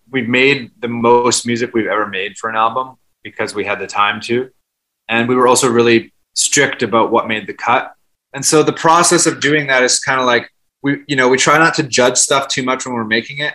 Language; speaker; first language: English; native; English